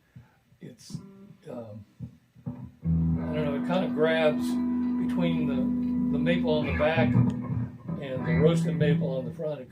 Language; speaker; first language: English; native; English